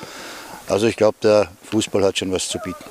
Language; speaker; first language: German; native; German